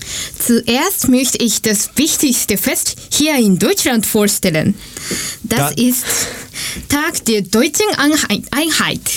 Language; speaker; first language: German; non-native, learner; Japanese